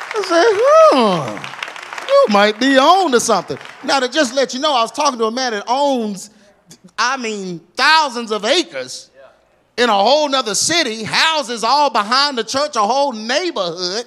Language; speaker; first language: English; native; English